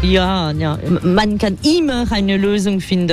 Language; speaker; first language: German; non-native, fluent; French